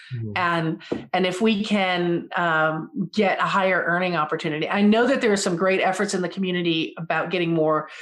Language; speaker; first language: English; native; English